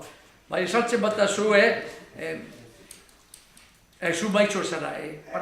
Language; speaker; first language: Basque; native; Basque